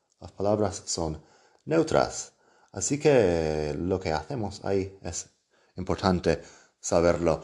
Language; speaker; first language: Spanish; non-native, fluent; English